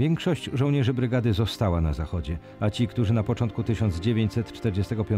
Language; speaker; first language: Polish; native; Polish